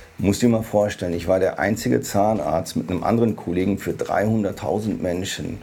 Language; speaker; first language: German; native; German